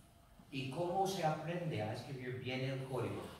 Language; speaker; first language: Spanish; non-native, fluent; English